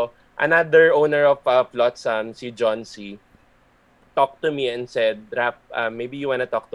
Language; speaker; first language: English; non-native, local second language; Filipino